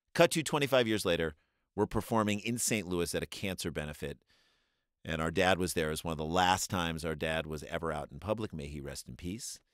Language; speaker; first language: English; native; English